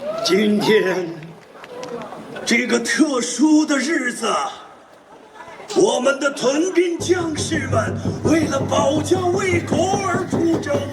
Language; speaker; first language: Chinese; native; Chinese